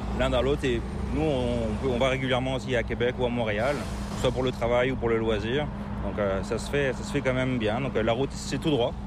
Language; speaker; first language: French; native; French